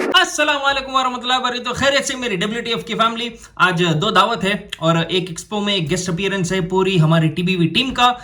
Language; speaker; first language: Hindi; non-native, local second language; Urdu